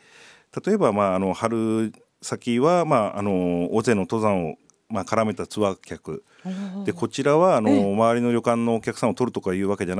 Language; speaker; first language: Japanese; native; Japanese